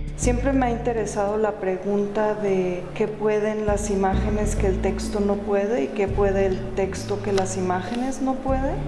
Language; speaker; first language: Spanish; early bilingual, other home language; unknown